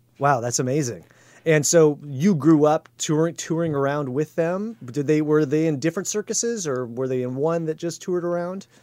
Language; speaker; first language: English; native; English